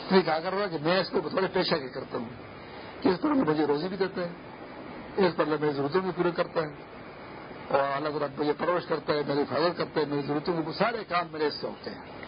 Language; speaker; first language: Urdu; non-native, local second language; Pashto